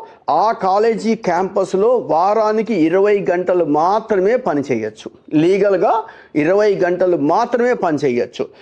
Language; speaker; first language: Telugu; native; Telugu